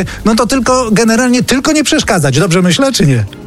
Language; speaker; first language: Polish; native; Polish